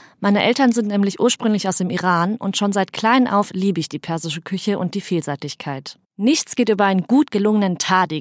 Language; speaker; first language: German; early bilingual, other home language; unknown